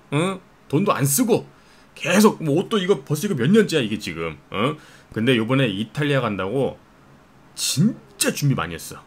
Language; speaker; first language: Korean; native; Korean